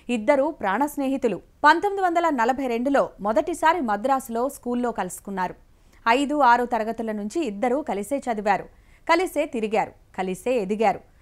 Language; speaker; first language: Telugu; native; Telugu